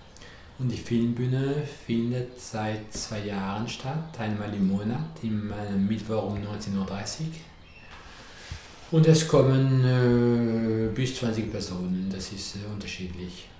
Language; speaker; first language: German; non-native, fluent; French